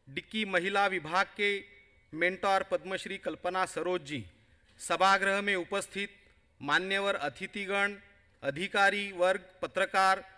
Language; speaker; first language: Hindi; non-native, local second language; Marathi